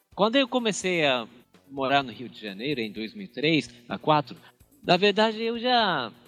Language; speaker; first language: Portuguese; non-native, fluent; Japanese